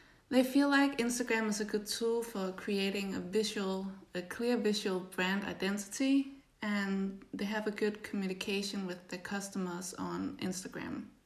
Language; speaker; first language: English; non-native, fluent; Danish